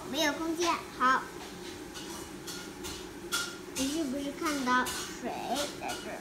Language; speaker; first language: Chinese; early bilingual, heritage; Chinese